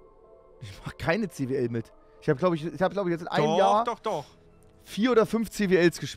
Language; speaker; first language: German; native; German